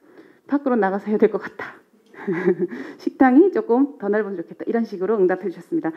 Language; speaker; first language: Korean; native; Korean